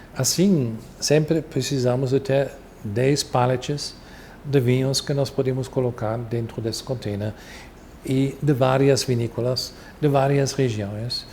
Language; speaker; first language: Portuguese; non-native, fluent; German